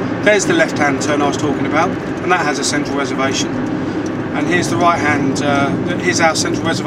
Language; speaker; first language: English; native; English